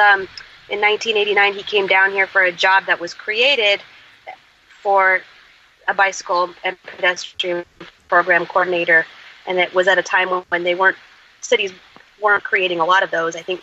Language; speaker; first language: English; native; English